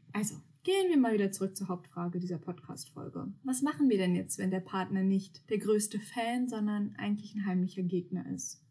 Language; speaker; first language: German; early bilingual, other home language; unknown